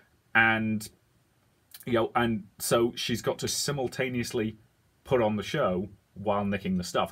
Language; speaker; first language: English; native; English